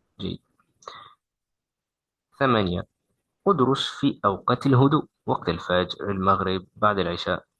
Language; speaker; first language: Arabic; non-native, fluent; French